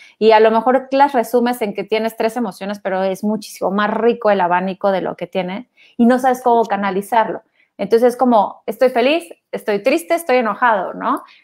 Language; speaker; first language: Spanish; native; Spanish